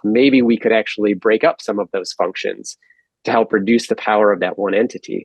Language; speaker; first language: English; native; English